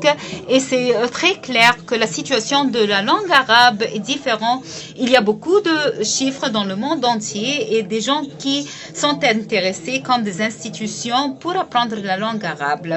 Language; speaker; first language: French; non-native, fluent; Arabic